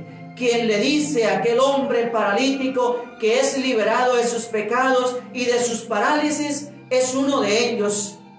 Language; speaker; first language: Spanish; native; Spanish